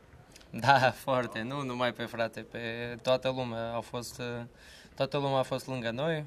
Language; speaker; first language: Romanian; non-native, fluent; Portuguese